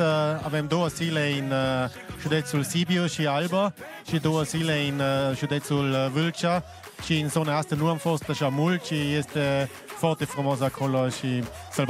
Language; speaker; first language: Romanian; non-native, learner; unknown